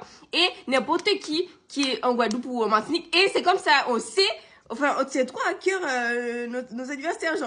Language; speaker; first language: French; native; French